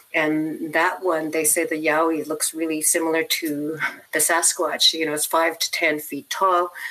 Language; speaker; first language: English; native; English